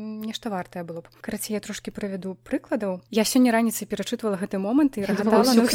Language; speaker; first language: Belarusian; non-native, local second language; Russian